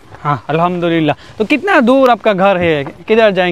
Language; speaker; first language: Hindi; non-native, learner; Bangla